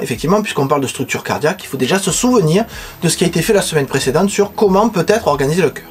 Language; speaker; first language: French; native; French